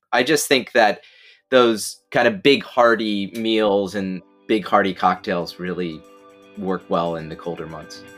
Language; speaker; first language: English; native; English